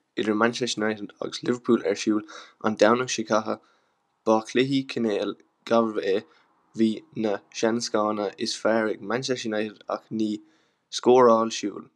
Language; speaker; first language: Irish; non-native, local second language; English